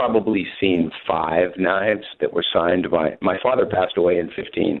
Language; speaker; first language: English; native; English